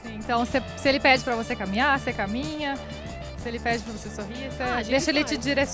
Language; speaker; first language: Portuguese; native; Portuguese